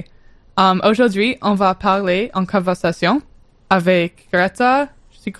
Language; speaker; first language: French; non-native, learner; English